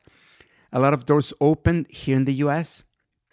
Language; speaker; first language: English; non-native, fluent; Spanish